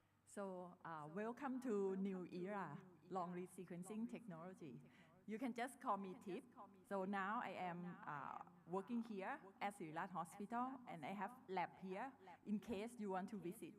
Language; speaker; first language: English; non-native, learner; Thai